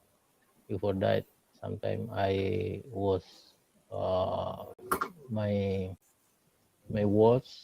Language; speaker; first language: English; non-native, learner; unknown